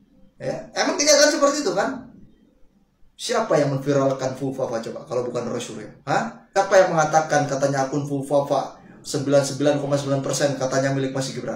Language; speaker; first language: Indonesian; native; Indonesian